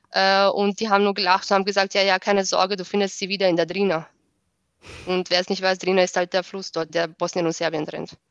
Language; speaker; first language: German; early bilingual, other home language; Bosnian